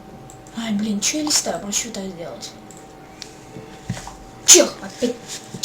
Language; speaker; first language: Russian; native; Russian